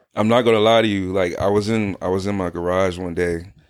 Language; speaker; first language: English; native; English